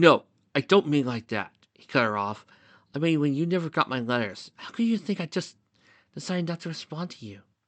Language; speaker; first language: English; native; English